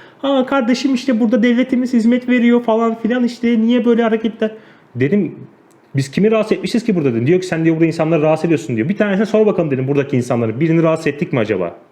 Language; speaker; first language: Turkish; native; Turkish